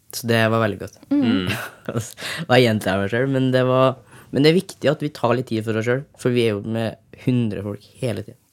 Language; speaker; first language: Norwegian; native; Norwegian